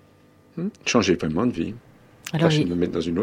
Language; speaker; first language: French; native; French